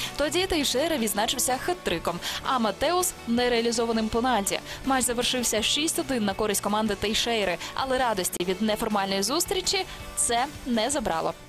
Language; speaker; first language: Ukrainian; native; Ukrainian